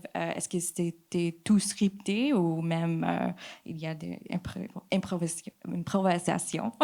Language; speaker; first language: French; non-native, fluent; English